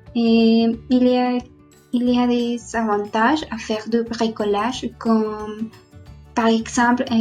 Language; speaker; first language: French; non-native, learner; Spanish